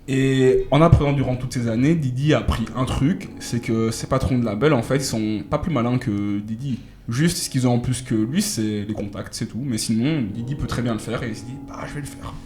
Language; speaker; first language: French; native; French